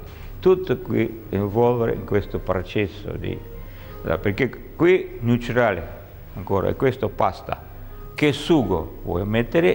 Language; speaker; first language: Italian; non-native, learner; Russian